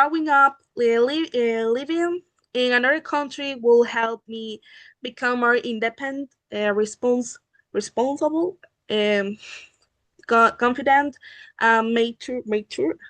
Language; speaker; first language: English; non-native, learner; Spanish